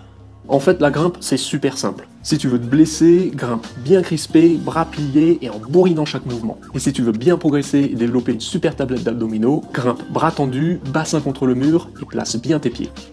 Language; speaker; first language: French; native; French